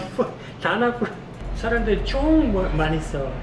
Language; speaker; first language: Korean; non-native, learner; Portuguese